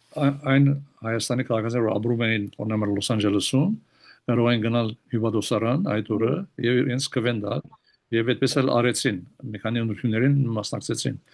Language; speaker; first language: Armenian; early bilingual, heritage; Armenian